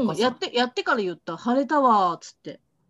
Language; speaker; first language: Japanese; native; Japanese